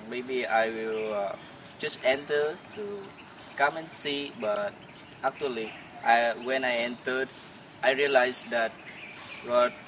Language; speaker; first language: English; non-native, fluent; Vietnamese